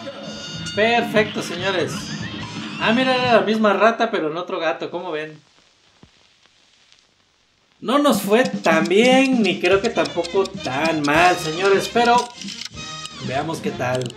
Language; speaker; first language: Spanish; native; Spanish